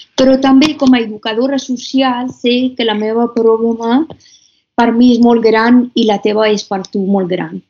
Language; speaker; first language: Catalan; non-native, fluent; Persian